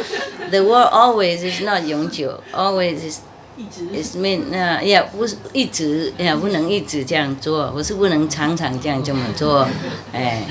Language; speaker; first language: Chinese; non-native, fluent; Vietnamese